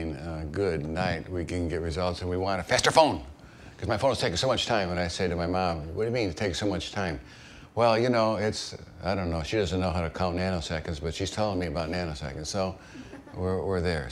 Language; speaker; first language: English; native; English